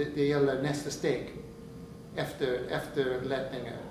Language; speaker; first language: Swedish; non-native, fluent; English